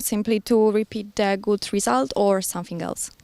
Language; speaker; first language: English; non-native, fluent; Polish